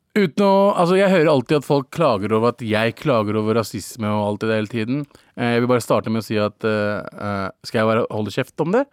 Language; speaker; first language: Norwegian; early bilingual, other home language; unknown